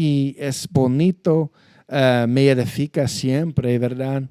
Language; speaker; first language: Spanish; non-native, fluent; English